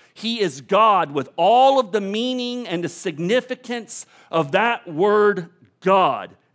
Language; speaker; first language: English; native; English